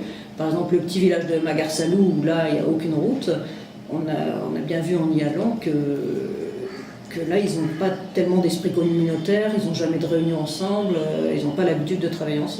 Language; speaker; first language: French; native; French